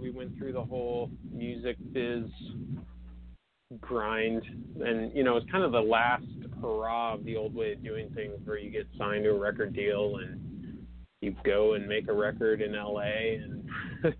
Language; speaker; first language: English; native; English